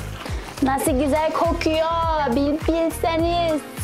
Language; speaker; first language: Turkish; non-native, fluent; German